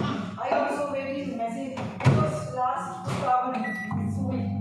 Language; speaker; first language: English; non-native, learner; Filipino